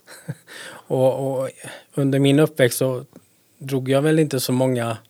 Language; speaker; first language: Swedish; native; Swedish